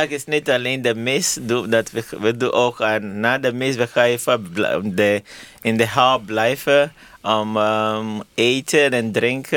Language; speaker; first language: Dutch; non-native, learner; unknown